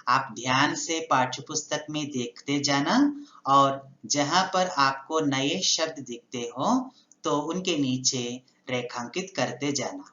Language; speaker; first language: Hindi; non-native, local second language; Telugu